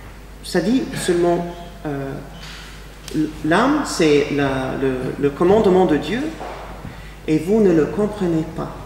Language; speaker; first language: French; non-native, fluent; English